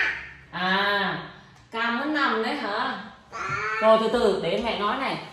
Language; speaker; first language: Vietnamese; native; Vietnamese